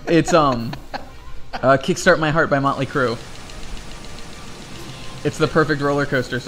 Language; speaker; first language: English; native; English